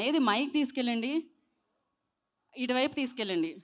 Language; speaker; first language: Telugu; native; Telugu